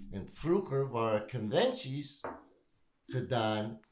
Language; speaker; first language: Dutch; non-native, learner; English